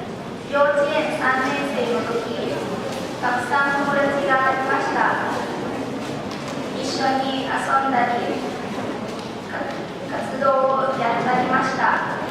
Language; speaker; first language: Japanese; non-native, learner; Lao